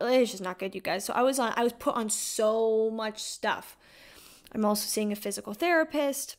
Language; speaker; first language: English; native; English